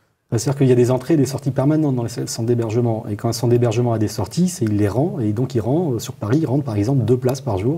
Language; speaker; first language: French; native; French